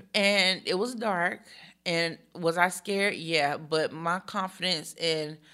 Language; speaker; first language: English; early bilingual, other home language; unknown